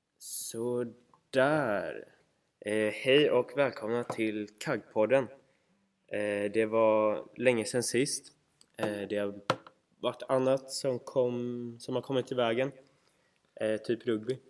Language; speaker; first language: Swedish; native; Swedish